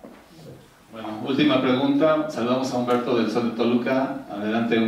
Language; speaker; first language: Spanish; native; Spanish